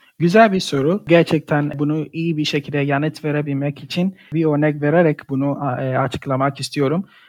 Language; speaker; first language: Turkish; non-native, fluent; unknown